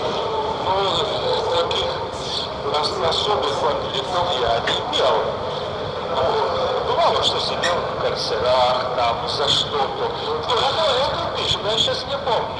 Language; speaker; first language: Russian; non-native, fluent; Lithuanian